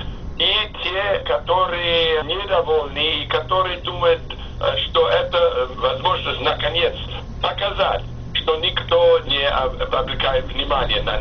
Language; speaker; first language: Russian; non-native, fluent; English